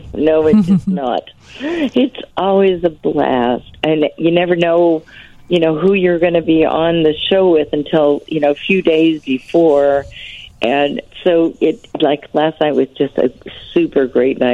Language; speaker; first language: English; native; English